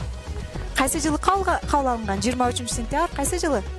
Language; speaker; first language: Kyrgyz; native; Kyrgyz